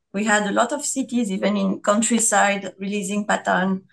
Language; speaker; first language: English; non-native, fluent; French